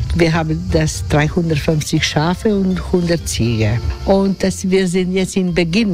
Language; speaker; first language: German; non-native, learner; Croatian